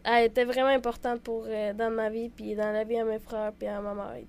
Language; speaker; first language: French; early bilingual, other home language; Spanish